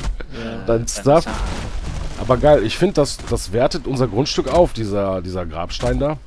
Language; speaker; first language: German; native; German